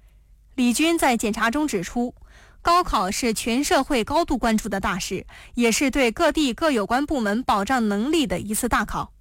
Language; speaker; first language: Chinese; native; Chinese